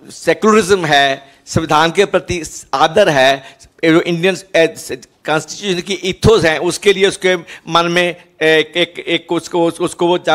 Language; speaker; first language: Hindi; non-native, local second language; Punjabi